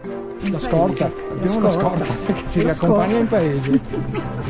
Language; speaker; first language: Italian; native; Italian